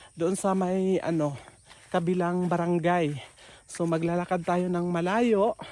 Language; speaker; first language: Filipino; non-native, local second language; Cebuano